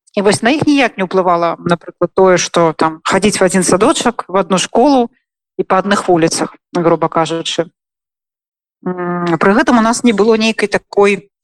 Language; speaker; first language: Belarusian; non-native, local second language; Russian